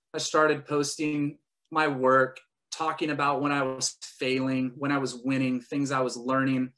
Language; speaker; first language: English; native; English